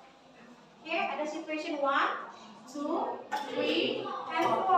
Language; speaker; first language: English; non-native, learner; Indonesian